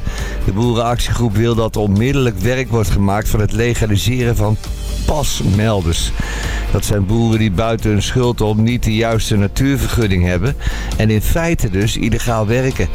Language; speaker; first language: Dutch; native; Dutch